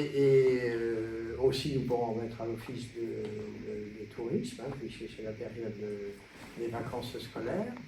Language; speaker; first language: French; native; French